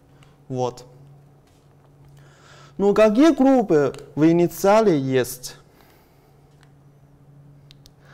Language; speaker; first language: Russian; non-native, learner; Chinese